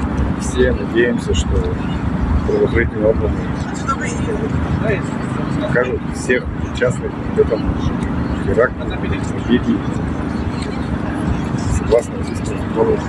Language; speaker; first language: Russian; native; Russian